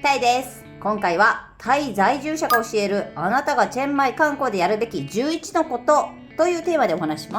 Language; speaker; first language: Japanese; native; Japanese